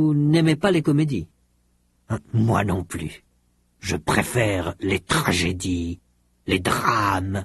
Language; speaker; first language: French; native; French